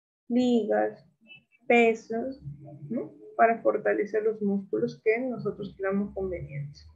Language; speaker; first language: Spanish; native; Spanish